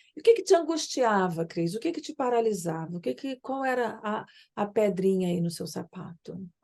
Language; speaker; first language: Portuguese; native; Portuguese